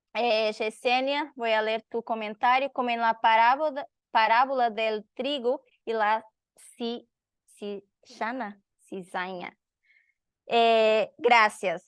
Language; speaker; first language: Spanish; non-native, learner; Portuguese